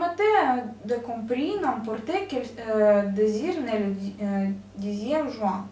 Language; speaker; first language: French; non-native, learner; Russian